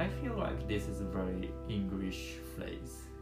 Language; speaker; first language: English; non-native, learner; Japanese